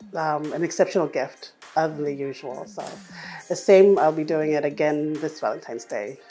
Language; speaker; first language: English; non-native, fluent; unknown